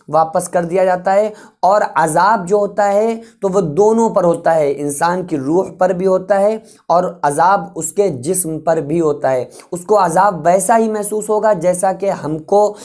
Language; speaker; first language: Urdu; native; Urdu